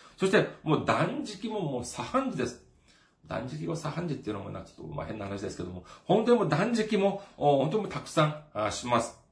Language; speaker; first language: Japanese; non-native, fluent; Korean